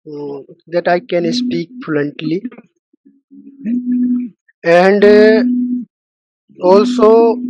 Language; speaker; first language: English; non-native, learner; Hindi